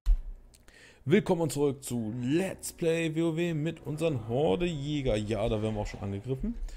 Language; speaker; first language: German; native; German